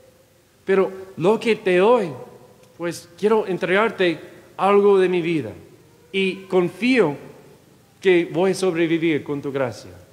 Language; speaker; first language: Spanish; non-native, fluent; English